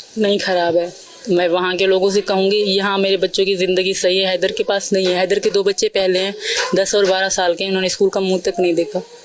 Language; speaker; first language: Urdu; non-native, local second language; Sindhi